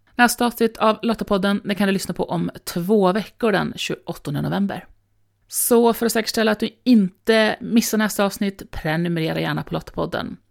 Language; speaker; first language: Swedish; native; Swedish